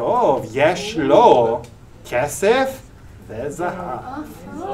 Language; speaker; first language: Hebrew; non-native, learner; English